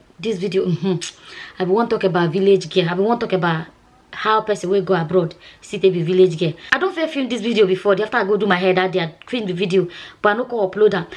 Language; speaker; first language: Nigerian Pidgin; non-native, local second language; Igbo